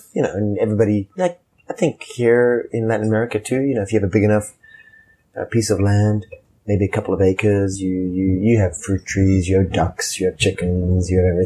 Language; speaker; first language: English; native; English